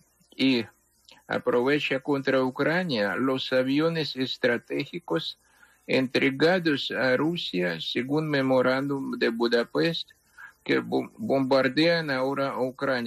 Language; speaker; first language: Spanish; non-native, fluent; Ukrainian